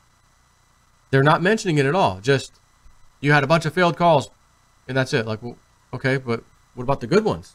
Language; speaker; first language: English; native; English